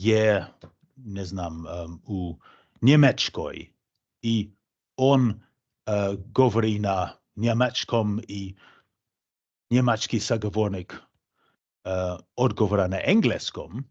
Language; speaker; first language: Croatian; non-native, fluent; English